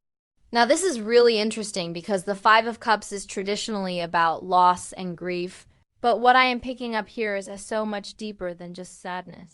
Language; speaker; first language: English; native; English